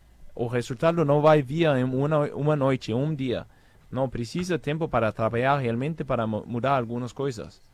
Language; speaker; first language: Portuguese; non-native, fluent; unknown